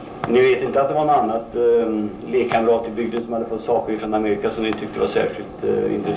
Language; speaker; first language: Swedish; native; Swedish